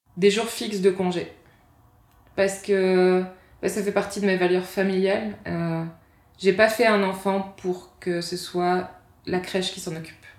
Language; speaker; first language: French; native; French